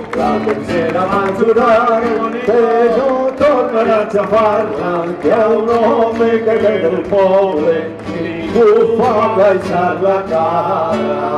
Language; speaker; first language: Catalan; non-native, local second language; Spanish